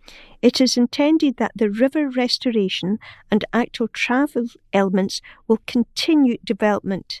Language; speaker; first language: English; native; English